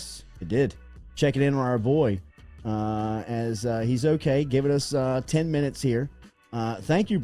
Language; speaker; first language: English; native; English